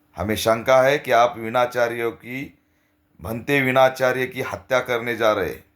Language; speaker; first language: Hindi; non-native, local second language; Marathi